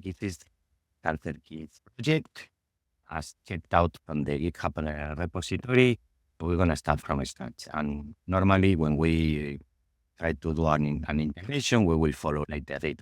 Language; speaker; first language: English; non-native, fluent; Spanish